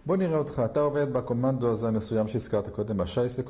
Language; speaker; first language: Hebrew; native; Hebrew